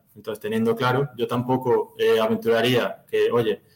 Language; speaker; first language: Spanish; native; Spanish